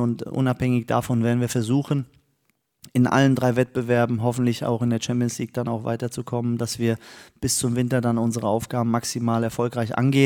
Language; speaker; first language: German; native; German